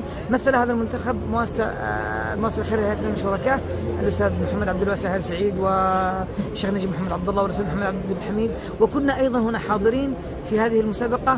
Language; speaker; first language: Arabic; native; Arabic